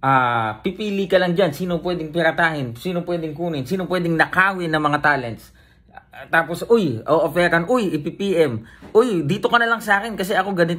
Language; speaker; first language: Filipino; native; Filipino